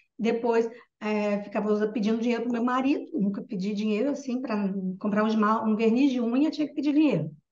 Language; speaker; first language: Portuguese; native; Portuguese